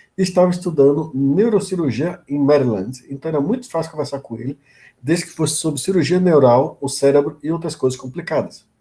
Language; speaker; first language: Portuguese; native; Portuguese